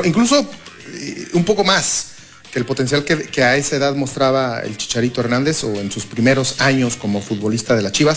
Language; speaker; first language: Spanish; native; Spanish